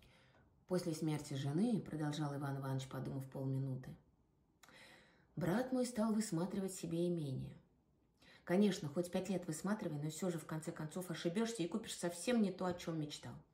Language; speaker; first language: Russian; native; Russian